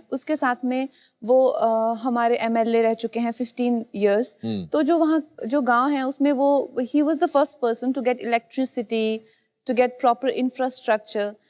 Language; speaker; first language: Hindi; native; Hindi